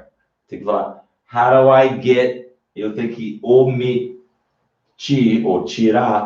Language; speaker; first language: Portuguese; non-native, fluent; English